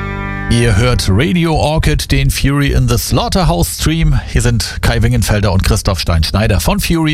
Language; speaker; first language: German; native; German